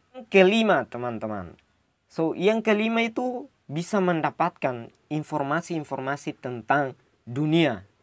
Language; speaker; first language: Indonesian; non-native, local second language; Tetum